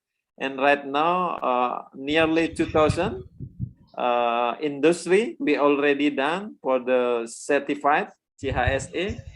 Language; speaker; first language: English; non-native, learner; Indonesian